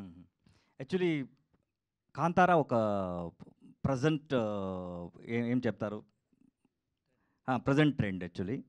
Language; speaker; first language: Telugu; non-native, learner; Kannada